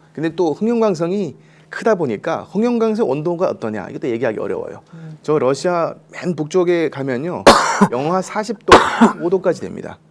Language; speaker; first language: Korean; native; Korean